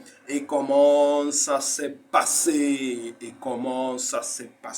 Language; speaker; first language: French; non-native, fluent; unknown